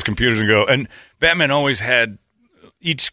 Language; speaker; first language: English; native; English